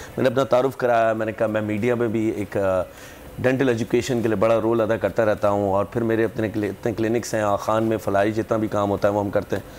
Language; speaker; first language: Urdu; native; Urdu